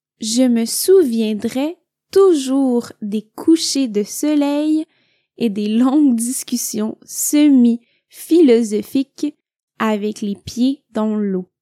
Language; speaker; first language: French; native; French